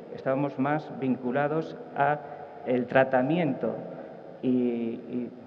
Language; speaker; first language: Spanish; native; Spanish